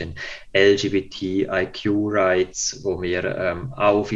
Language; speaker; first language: German; native; German